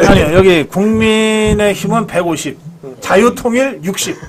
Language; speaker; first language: Korean; native; Korean